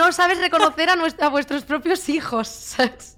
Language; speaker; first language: Spanish; non-native, local second language; Catalan